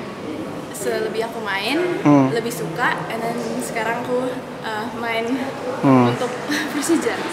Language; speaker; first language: Indonesian; early bilingual, heritage; English